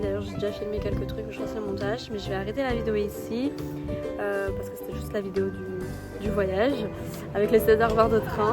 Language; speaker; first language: French; native; French